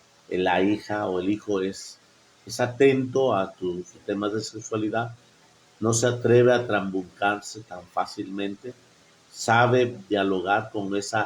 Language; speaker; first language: Spanish; native; Spanish